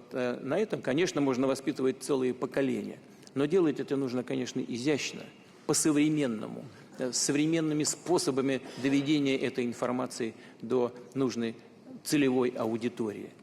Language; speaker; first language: Russian; native; Russian